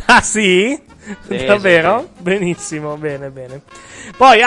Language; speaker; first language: Italian; native; Italian